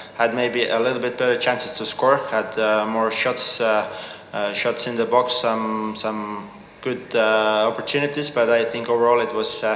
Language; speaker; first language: English; non-native, fluent; Estonian